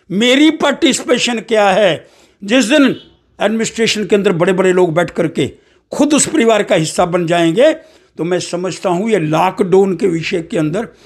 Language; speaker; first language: Hindi; non-native, local second language; Dogri